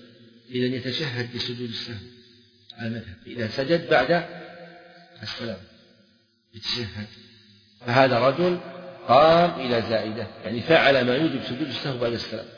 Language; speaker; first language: Arabic; native; Arabic